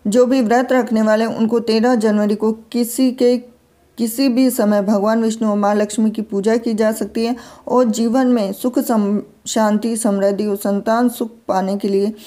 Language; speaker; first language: Hindi; native; Hindi